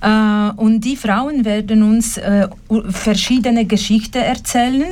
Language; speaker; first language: German; non-native, fluent; Polish